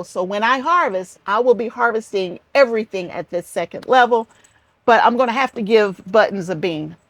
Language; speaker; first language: English; native; English